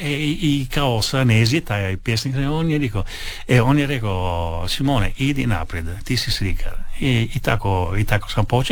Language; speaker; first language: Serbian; non-native, fluent; Italian